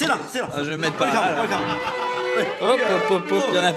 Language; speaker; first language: French; native; French